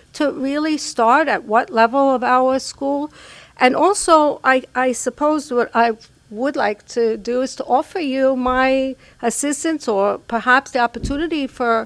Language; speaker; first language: English; non-native, fluent; Hebrew